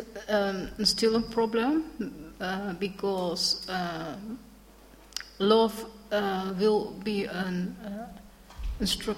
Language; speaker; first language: English; non-native, learner; Dutch